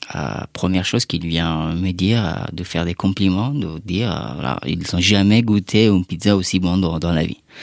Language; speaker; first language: French; non-native, fluent; Persian